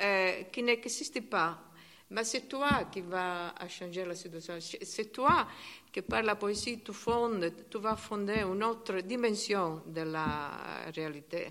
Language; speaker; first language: French; non-native, learner; Italian